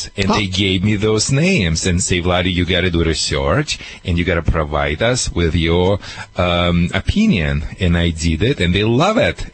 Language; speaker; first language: English; non-native, fluent; Romanian